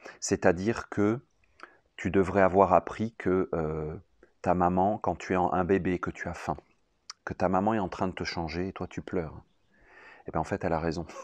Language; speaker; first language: French; native; French